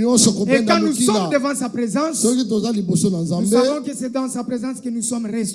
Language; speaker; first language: French; non-native, local second language; Lingala